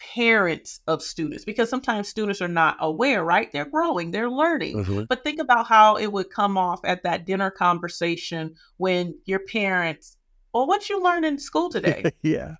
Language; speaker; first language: English; native; English